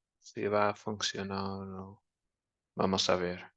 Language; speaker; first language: Spanish; non-native, fluent; English